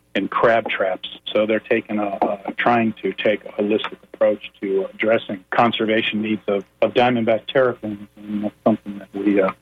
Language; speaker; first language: English; native; English